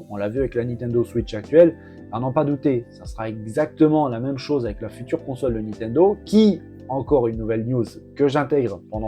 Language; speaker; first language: French; native; French